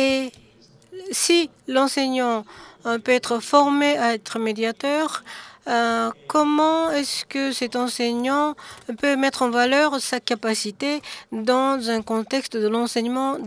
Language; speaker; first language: French; non-native, fluent; Japanese